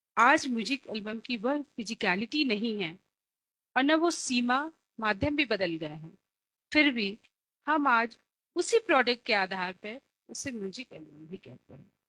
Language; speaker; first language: Hindi; native; Hindi